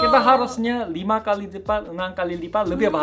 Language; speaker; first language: Indonesian; non-native, fluent; Korean